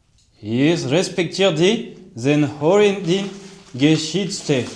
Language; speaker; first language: German; non-native, learner; French